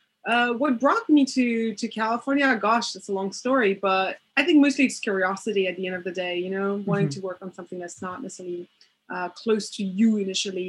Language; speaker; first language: English; non-native, fluent; French